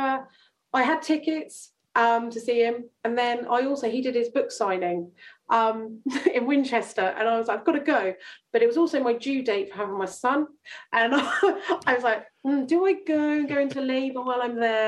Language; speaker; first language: English; native; English